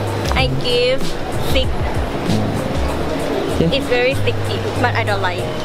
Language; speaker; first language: English; non-native, learner; Thai